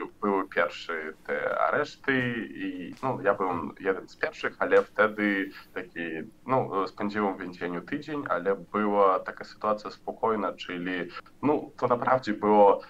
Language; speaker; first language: Polish; non-native, learner; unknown